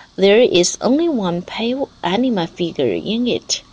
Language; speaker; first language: English; non-native, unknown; Chinese